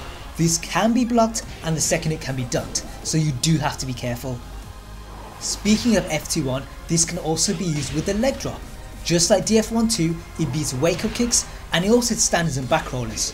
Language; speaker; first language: English; native; English